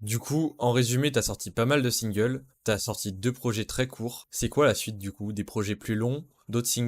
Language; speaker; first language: French; native; French